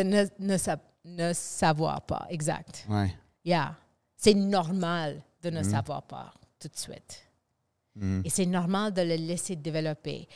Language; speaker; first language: French; non-native, fluent; English